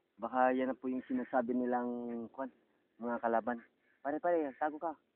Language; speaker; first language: Filipino; native; Filipino